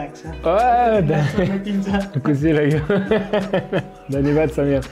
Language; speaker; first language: Nepali; non-native, fluent; French